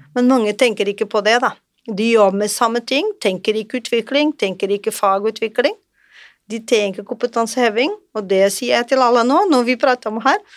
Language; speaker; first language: Norwegian; non-native, fluent; Portuguese